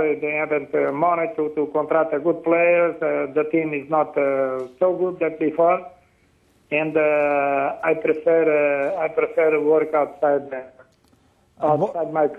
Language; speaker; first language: English; non-native, fluent; Portuguese